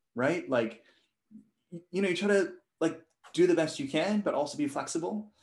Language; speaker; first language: English; non-native, local second language; Cantonese